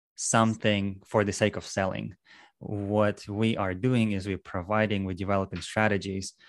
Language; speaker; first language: English; non-native, fluent; Russian